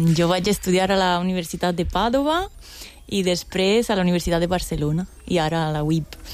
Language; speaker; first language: Catalan; non-native, fluent; Italian